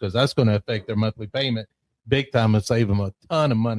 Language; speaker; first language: English; native; English